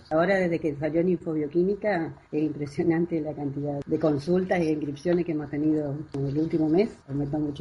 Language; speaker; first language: Spanish; native; Spanish